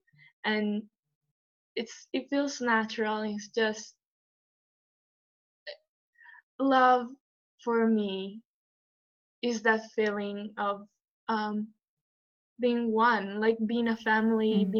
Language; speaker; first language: English; non-native, fluent; Italian